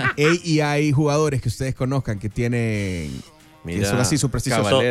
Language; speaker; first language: Spanish; native; Spanish